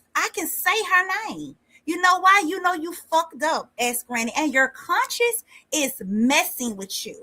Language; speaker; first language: English; native; English